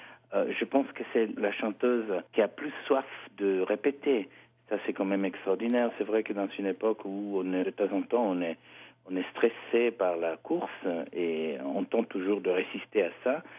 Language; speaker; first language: French; non-native, fluent; Italian